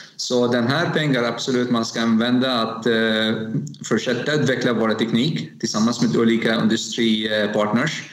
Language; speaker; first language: Swedish; non-native, learner; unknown